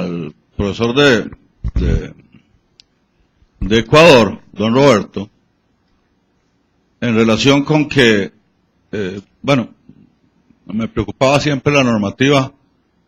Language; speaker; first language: Spanish; native; Spanish